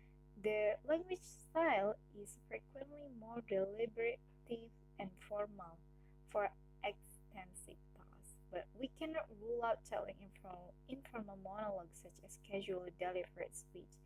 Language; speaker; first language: English; non-native, learner; Indonesian